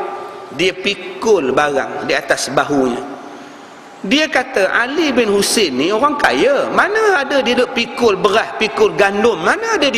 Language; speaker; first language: Malay; native; Malay